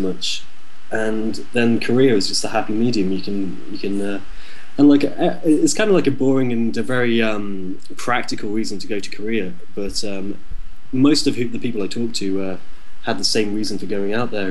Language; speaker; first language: English; native; English